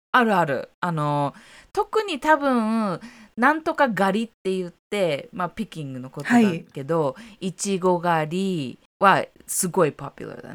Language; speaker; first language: Japanese; native; Japanese